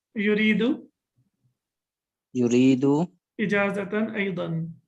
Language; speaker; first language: Arabic; non-native, fluent; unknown